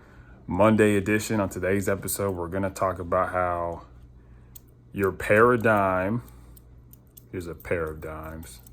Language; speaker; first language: English; native; English